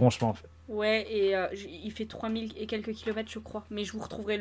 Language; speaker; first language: French; native; French